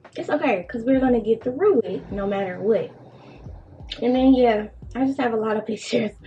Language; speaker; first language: English; native; English